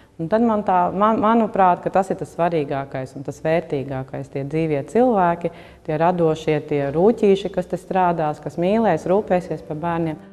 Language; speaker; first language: Latvian; native; Latvian